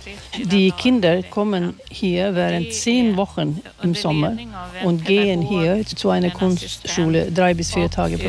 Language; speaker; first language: German; non-native, fluent; Swedish